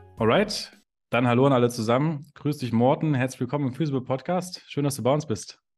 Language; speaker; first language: German; native; German